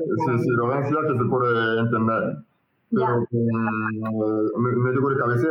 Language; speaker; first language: Spanish; non-native, learner; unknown